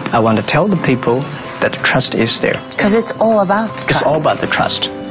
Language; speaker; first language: English; non-native, fluent; Chinese